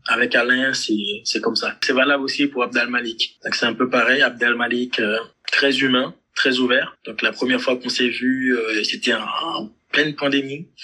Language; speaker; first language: French; non-native, local second language; Haitian Creole